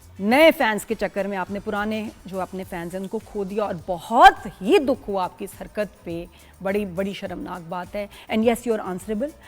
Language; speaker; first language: Urdu; native; Urdu